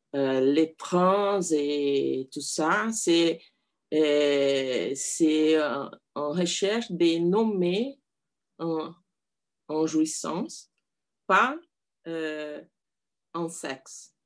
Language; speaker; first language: French; non-native, learner; Portuguese